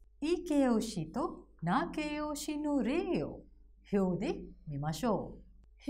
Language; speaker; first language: Japanese; non-native, fluent; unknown